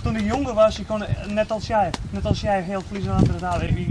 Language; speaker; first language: Dutch; non-native, fluent; Macedonian